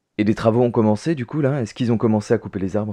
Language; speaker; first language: French; native; French